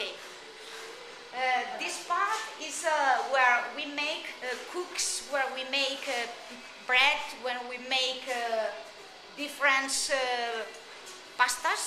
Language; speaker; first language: English; non-native, learner; Spanish